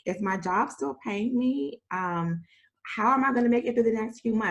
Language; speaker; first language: English; native; English